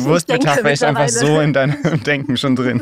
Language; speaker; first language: German; native; German